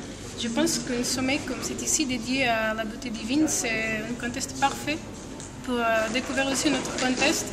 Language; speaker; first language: French; non-native, fluent; Portuguese